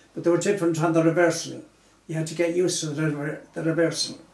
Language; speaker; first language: English; native; English